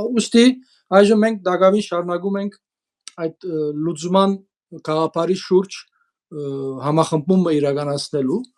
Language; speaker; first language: Armenian; early bilingual, heritage; Armenian